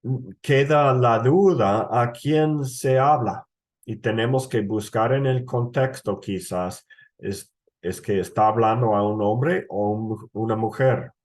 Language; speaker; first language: Spanish; non-native, fluent; English